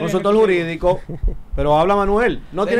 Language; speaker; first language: Spanish; native; Spanish